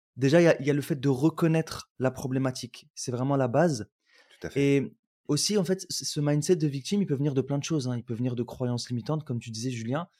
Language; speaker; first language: French; native; French